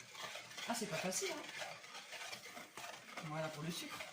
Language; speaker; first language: French; native; French